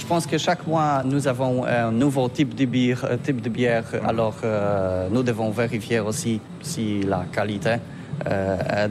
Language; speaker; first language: French; non-native, learner; Polish